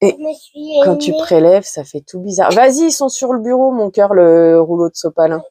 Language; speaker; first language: French; native; French